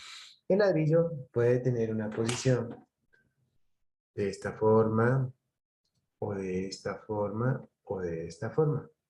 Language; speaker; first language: Spanish; native; Spanish